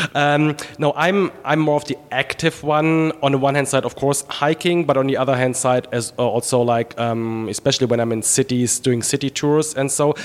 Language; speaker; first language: English; non-native, fluent; German